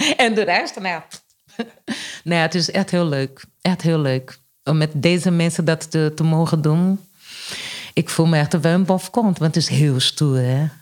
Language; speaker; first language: Dutch; non-native, fluent; Portuguese